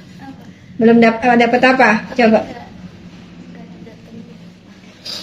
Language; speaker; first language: Indonesian; native; Indonesian